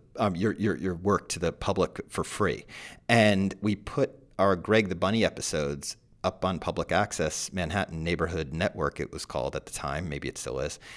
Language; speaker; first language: English; native; English